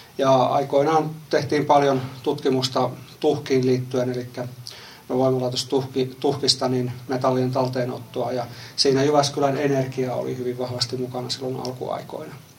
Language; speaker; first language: Finnish; native; Finnish